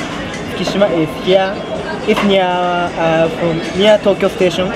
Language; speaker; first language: English; non-native, learner; Japanese